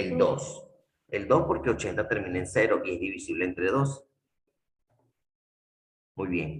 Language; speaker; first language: Spanish; native; Spanish